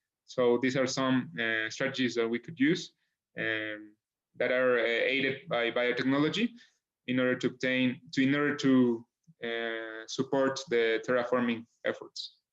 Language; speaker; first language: English; non-native, fluent; Spanish